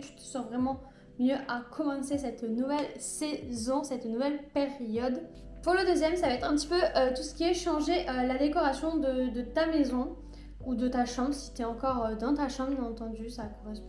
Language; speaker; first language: French; native; French